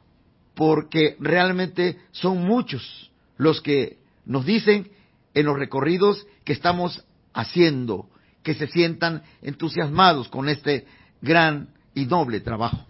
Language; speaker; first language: Spanish; native; Spanish